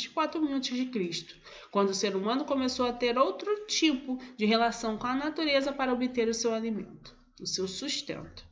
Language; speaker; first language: Portuguese; native; Portuguese